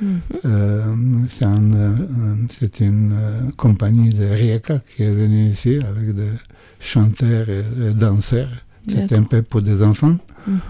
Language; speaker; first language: French; non-native, fluent; Croatian